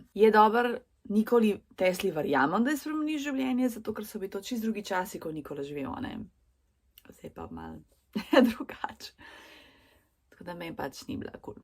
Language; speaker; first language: Slovenian; early bilingual, other home language; Serbian